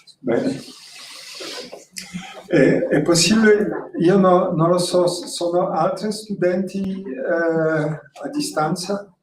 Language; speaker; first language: Italian; non-native, learner; French